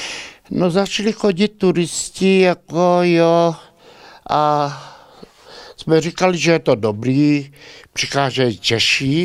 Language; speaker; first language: Czech; early bilingual, heritage; Czech